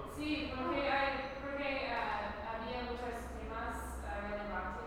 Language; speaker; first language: Spanish; non-native, learner; English